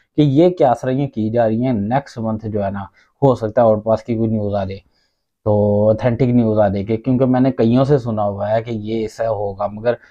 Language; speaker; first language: Urdu; non-native, local second language; Punjabi